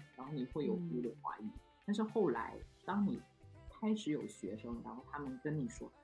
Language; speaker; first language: Chinese; non-native, local second language; Cantonese